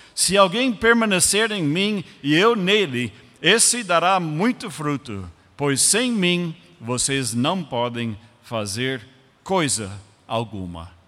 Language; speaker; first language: Portuguese; non-native, fluent; English